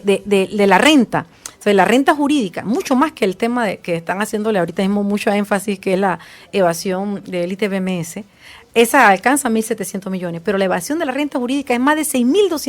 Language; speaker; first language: Spanish; native; Spanish